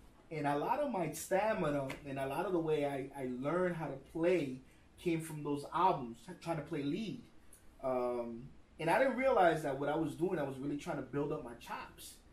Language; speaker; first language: English; early bilingual, other home language; Spanish